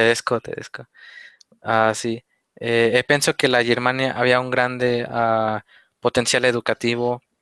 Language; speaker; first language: Italian; non-native, learner; Spanish